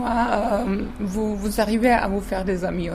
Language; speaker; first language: French; non-native, fluent; Czech